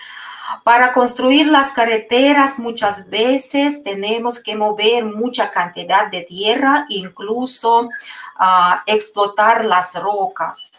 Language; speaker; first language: Spanish; non-native, fluent; Russian